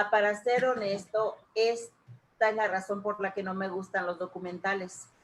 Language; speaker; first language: Spanish; native; Spanish